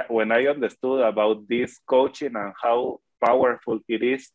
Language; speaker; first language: English; non-native, fluent; Spanish